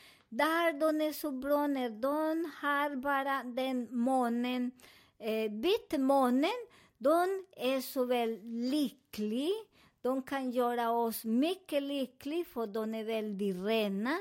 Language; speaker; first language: Swedish; non-native, learner; Spanish